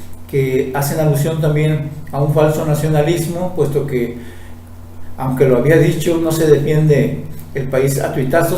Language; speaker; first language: Spanish; native; Spanish